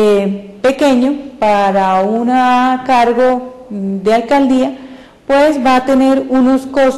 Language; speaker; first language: Spanish; native; Spanish